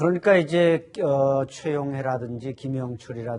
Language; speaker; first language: Korean; native; Korean